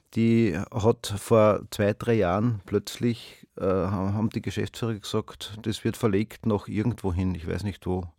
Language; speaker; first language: German; native; German